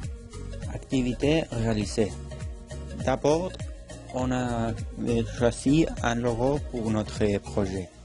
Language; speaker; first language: French; non-native, learner; Spanish